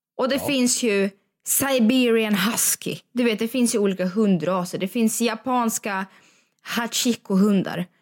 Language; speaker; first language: Swedish; early bilingual, other home language; Russian